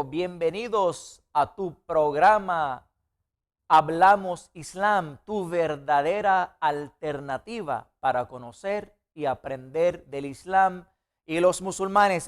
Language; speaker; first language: Spanish; non-native, fluent; Arabic